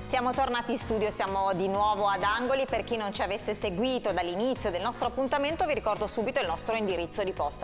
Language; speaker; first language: Italian; native; Italian